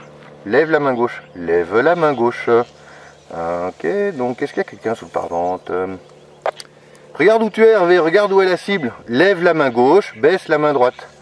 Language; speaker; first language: French; native; French